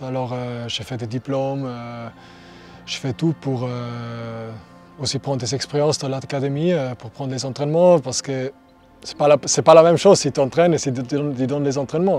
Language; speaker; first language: French; non-native, local second language; German